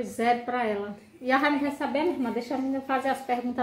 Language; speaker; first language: Portuguese; native; Portuguese